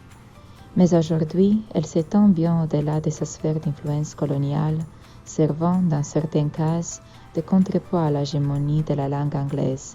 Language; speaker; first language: French; non-native, fluent; Romanian